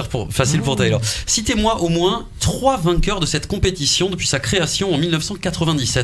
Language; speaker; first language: French; native; French